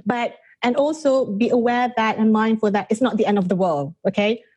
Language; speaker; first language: English; non-native, local second language; Malay